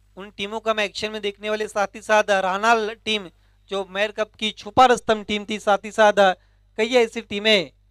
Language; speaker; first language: Hindi; non-native, local second language; Marathi